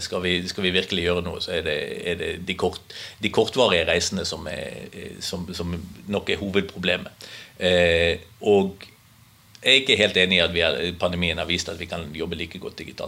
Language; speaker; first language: Norwegian; native; Norwegian